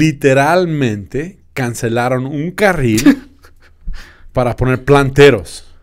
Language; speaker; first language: Spanish; early bilingual, other home language; English